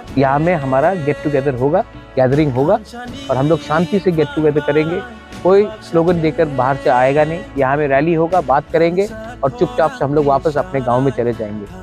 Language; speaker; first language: Hindi; non-native, local second language; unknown